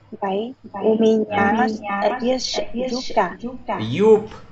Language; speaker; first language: Russian; non-native, learner; Vietnamese